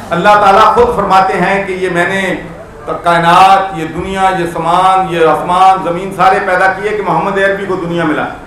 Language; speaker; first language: Urdu; non-native, local second language; Punjabi